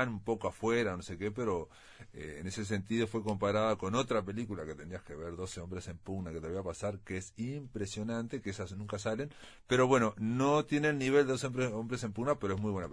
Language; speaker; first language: Spanish; native; Spanish